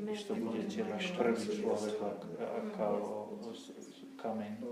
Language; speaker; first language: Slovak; non-native, learner; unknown